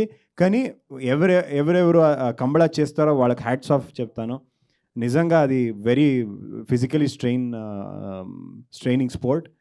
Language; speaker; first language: Telugu; non-native, learner; Kannada